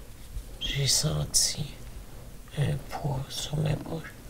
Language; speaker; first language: French; native; French